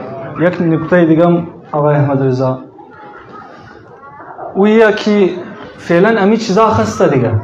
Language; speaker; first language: Persian; native; Persian